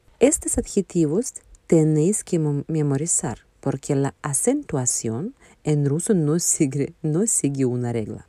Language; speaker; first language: Spanish; non-native, fluent; Russian